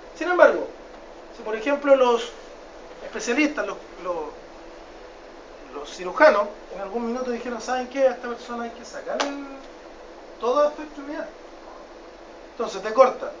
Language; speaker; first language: Spanish; native; Spanish